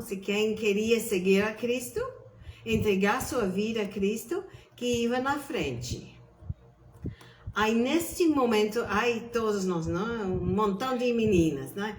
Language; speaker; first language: Portuguese; non-native, fluent; English